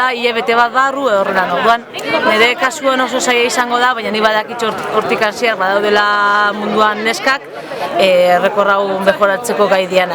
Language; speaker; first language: Basque; native; Basque